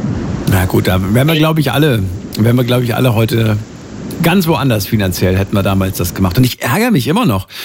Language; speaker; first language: German; native; German